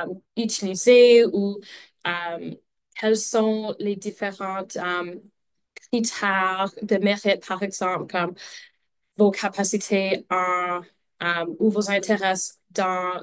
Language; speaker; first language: French; non-native, local second language; English